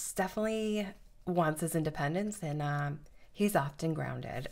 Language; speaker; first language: English; native; English